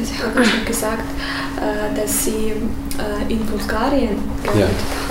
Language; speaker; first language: German; non-native, fluent; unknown